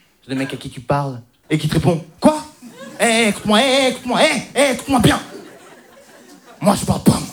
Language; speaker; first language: French; native; French